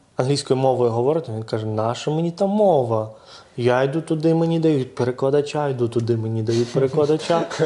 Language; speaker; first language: Ukrainian; non-native, local second language; Russian